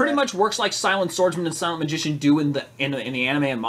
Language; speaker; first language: English; native; English